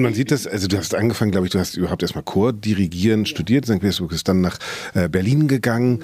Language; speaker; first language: German; native; German